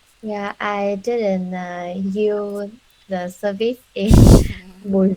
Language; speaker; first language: English; non-native, learner; Vietnamese